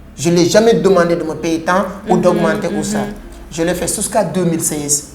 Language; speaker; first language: French; non-native, local second language; Wolof